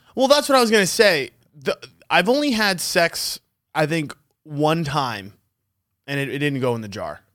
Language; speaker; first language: English; early bilingual, other home language; Italian